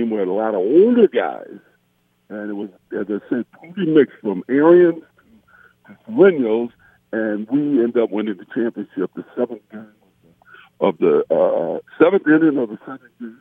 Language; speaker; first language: English; native; English